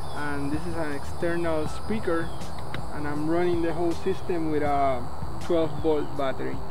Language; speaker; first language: English; non-native, local second language; Spanish